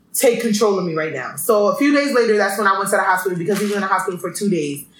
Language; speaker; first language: English; early bilingual, other home language; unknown